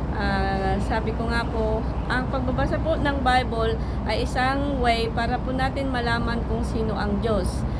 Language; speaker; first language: Filipino; non-native, local second language; Iloko